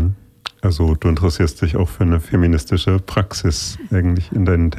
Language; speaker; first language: German; native; German